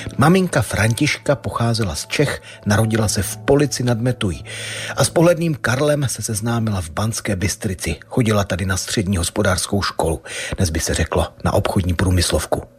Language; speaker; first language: Czech; native; Czech